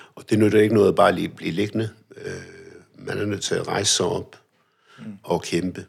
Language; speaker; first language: Danish; early bilingual, other home language; Arabic